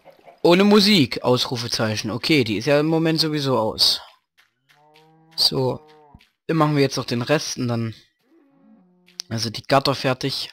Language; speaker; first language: German; native; German